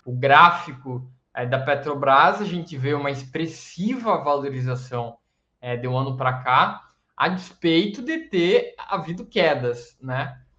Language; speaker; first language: Portuguese; native; Portuguese